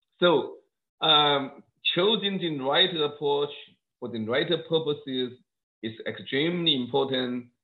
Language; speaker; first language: English; non-native, fluent; Chinese